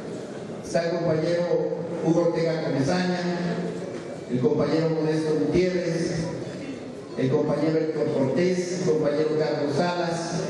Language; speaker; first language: Spanish; native; Spanish